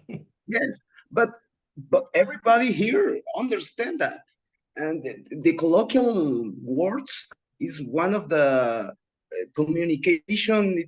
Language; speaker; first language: English; non-native, learner; Spanish